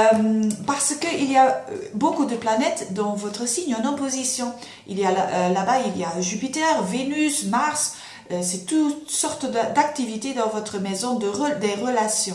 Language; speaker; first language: French; non-native, fluent; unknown